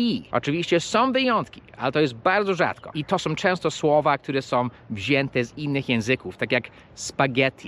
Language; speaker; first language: Polish; non-native, fluent; English